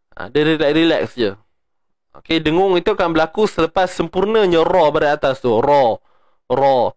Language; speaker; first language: Malay; native; Malay